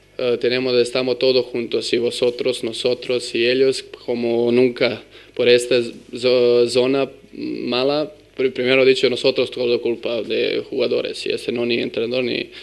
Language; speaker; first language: Spanish; non-native, learner; Serbian